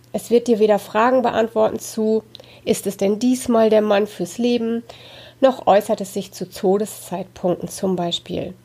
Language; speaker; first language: German; native; German